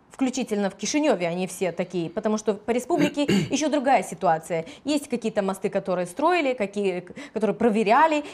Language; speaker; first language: Russian; non-native, local second language; Romanian